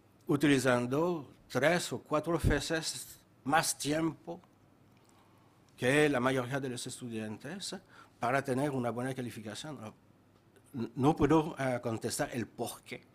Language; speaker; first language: Spanish; non-native, fluent; French